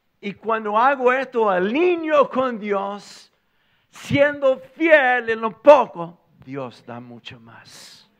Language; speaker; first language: Spanish; non-native, fluent; English